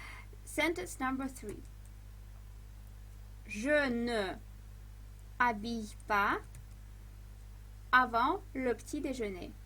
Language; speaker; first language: French; non-native, fluent; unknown